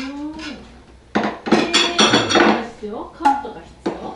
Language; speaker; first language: Korean; non-native, learner; Japanese